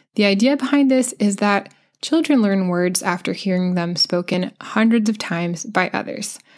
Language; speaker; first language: English; native; English